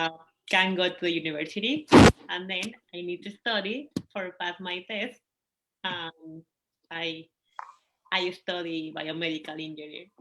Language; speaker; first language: English; non-native, learner; Spanish